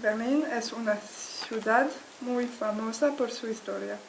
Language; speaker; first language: Spanish; non-native, learner; French